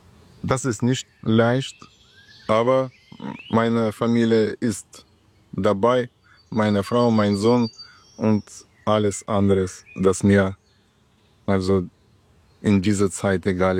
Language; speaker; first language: German; non-native, learner; Russian